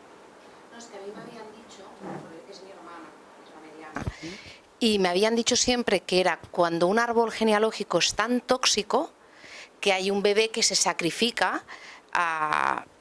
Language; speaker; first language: Spanish; native; Spanish